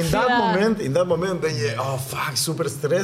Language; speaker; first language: Dutch; non-native, learner; Spanish